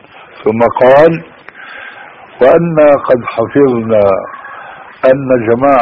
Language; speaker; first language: Arabic; native; Arabic